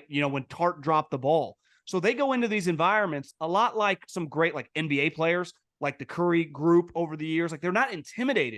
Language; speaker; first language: English; native; English